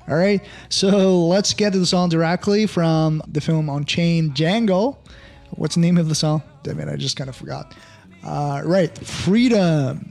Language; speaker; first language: English; non-native, fluent; Chinese